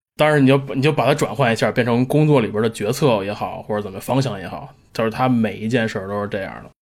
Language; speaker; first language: Chinese; native; Chinese